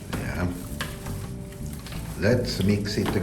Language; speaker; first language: English; native; English